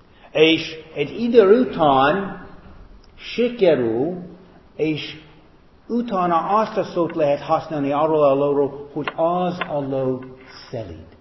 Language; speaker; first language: Hungarian; non-native, fluent; English